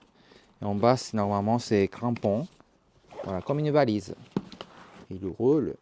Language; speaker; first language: French; non-native, learner; Japanese